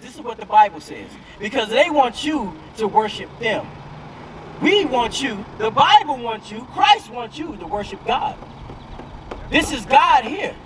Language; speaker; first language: English; native; English